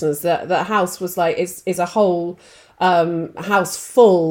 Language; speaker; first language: English; native; English